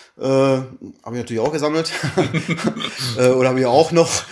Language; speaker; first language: German; native; German